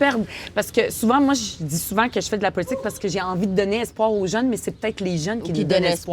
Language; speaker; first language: French; native; French